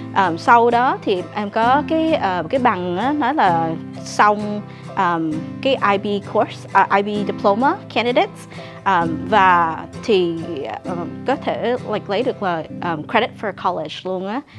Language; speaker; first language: Vietnamese; early bilingual, heritage; Vietnamese